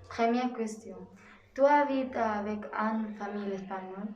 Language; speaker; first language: French; non-native, learner; Spanish